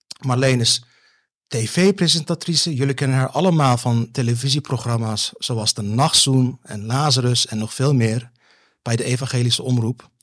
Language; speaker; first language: Dutch; early bilingual, other home language; Turkish